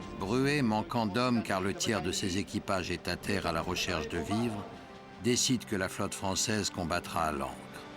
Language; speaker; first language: French; native; French